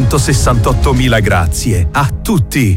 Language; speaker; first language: Italian; native; Italian